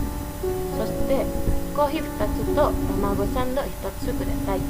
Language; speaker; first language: Japanese; non-native, learner; Indonesian